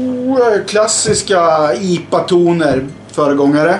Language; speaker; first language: Swedish; native; Swedish